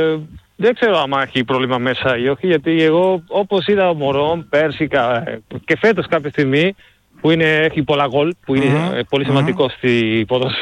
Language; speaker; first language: Greek; non-native, learner; Spanish